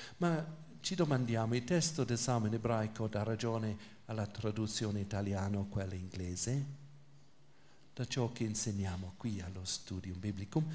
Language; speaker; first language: Italian; non-native, fluent; English